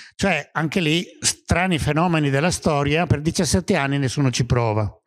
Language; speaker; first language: Italian; native; Italian